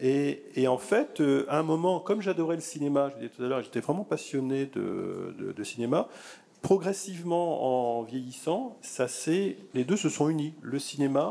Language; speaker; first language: French; native; French